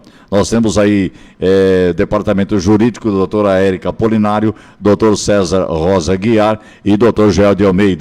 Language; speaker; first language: Portuguese; native; Portuguese